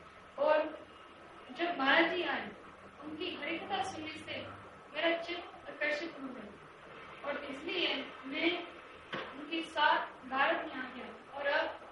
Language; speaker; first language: Hindi; non-native, fluent; English